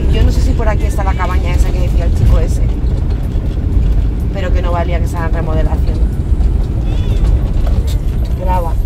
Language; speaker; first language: Spanish; native; Spanish